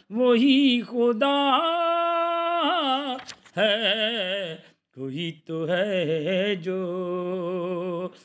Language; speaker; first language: Urdu; native; Urdu